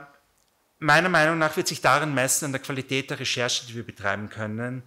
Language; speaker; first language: German; native; German